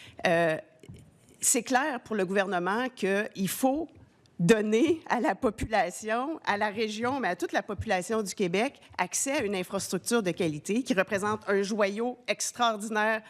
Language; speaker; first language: French; native; French